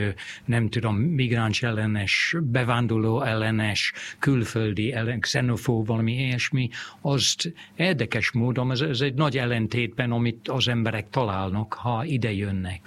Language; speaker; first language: Hungarian; non-native, fluent; English